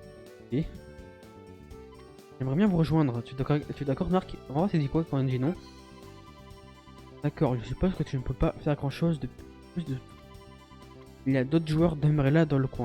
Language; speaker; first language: French; native; French